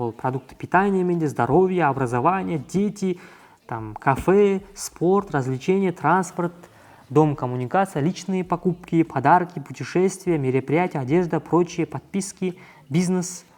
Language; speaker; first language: Russian; non-native, local second language; Kazakh